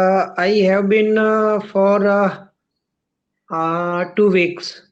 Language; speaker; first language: English; non-native, learner; Rajasthani